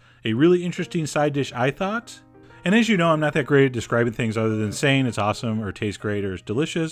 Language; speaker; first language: English; native; English